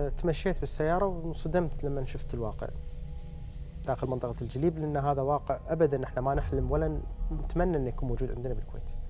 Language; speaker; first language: Arabic; native; Arabic